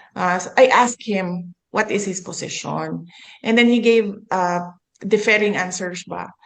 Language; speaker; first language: English; non-native, local second language; Filipino